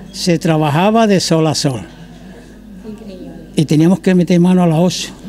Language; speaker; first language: Spanish; native; Spanish